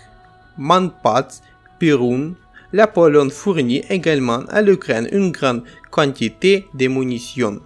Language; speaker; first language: French; non-native, fluent; Ukrainian